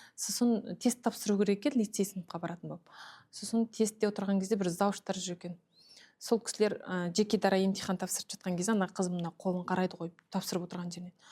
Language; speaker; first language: Kazakh; early bilingual, heritage; Kazakh